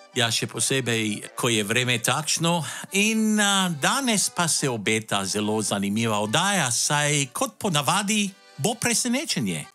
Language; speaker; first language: Slovenian; early bilingual, heritage; Slovenian